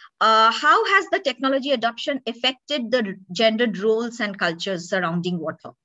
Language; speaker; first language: English; non-native, local second language; Bangla